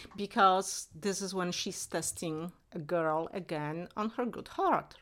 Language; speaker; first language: English; non-native, fluent; Polish